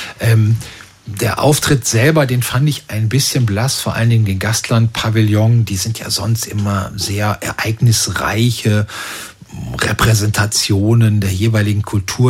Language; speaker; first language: German; native; German